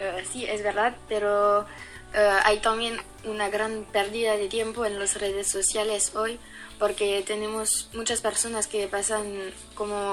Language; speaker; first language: Spanish; non-native, fluent; French